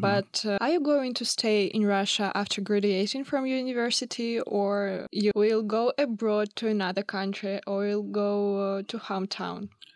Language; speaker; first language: English; non-native, fluent; Russian